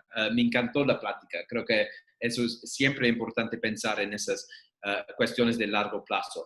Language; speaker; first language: Spanish; non-native, fluent; English